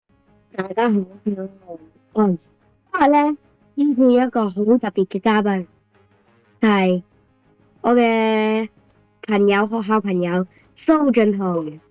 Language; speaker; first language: Cantonese; native; Cantonese